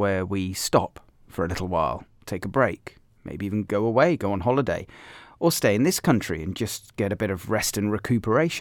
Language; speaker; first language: English; native; English